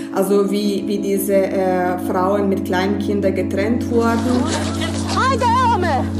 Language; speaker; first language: German; non-native, fluent; Bosnian